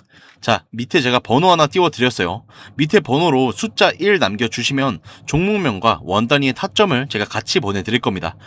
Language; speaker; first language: Korean; native; Korean